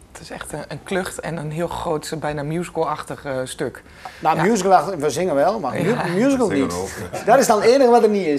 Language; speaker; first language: Dutch; native; Dutch